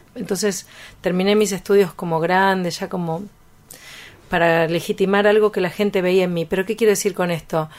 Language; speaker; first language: Spanish; native; Spanish